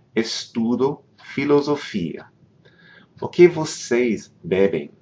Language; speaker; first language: Portuguese; non-native, fluent; English